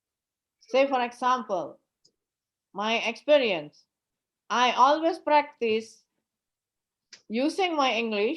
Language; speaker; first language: English; non-native, fluent; Indonesian